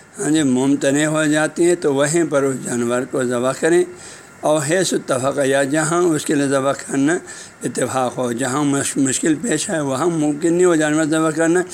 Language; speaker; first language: Urdu; non-native, local second language; Balti